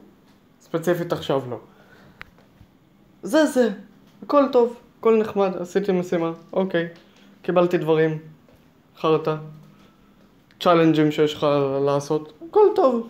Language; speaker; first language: Hebrew; native; Hebrew